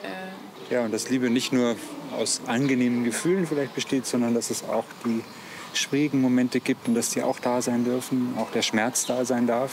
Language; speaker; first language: German; native; German